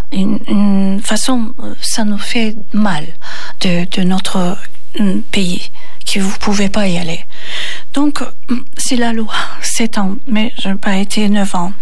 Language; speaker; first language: French; non-native, learner; Turkish